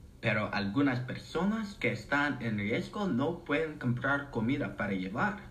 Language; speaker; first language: Spanish; non-native, learner; English